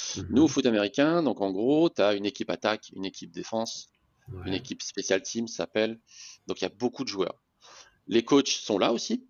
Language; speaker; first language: French; native; French